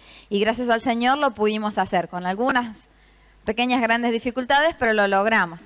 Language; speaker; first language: Spanish; native; Spanish